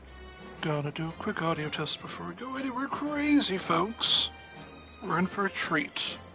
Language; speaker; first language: English; native; English